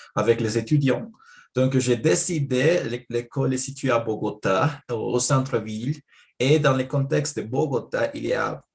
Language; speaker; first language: French; non-native, fluent; Spanish